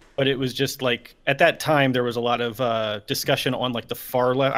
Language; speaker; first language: English; native; English